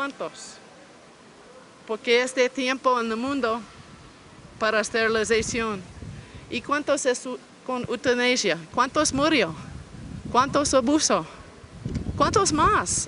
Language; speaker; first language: Spanish; non-native, learner; English